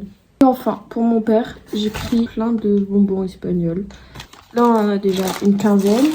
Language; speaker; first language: French; native; French